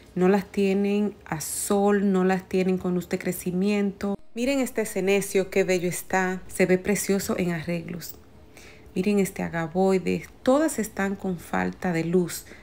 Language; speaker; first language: Spanish; native; Spanish